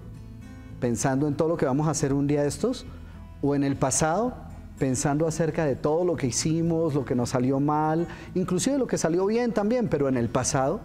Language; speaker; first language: Spanish; native; Spanish